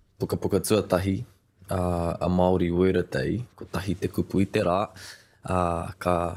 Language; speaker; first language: Māori; non-native, local second language; English